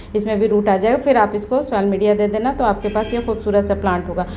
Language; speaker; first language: Hindi; native; Hindi